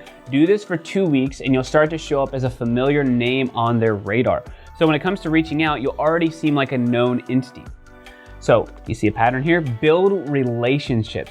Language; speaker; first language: English; native; English